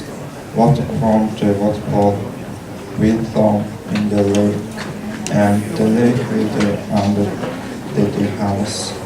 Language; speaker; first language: English; non-native, learner; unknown